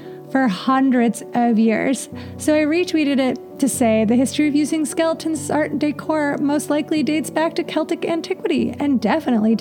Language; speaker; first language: English; native; English